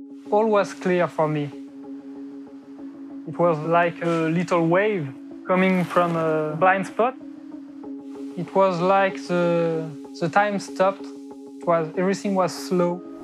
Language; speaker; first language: English; non-native, fluent; French